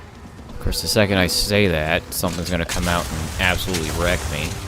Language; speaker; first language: English; native; English